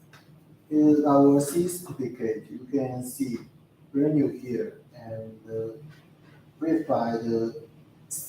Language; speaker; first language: English; non-native, learner; Chinese